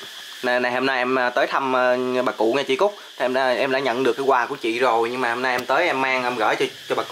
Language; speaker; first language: Vietnamese; native; Vietnamese